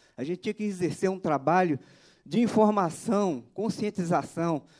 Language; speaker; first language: Portuguese; native; Portuguese